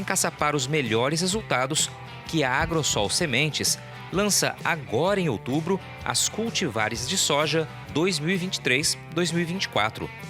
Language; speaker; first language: Portuguese; native; Portuguese